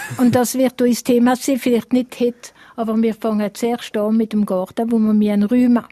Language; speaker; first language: German; non-native, local second language; Swiss German